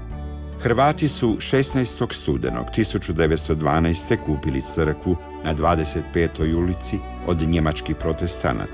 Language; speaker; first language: Croatian; native; Croatian